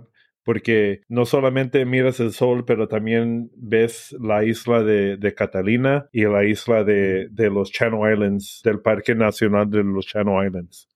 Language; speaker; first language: Spanish; early bilingual, heritage; English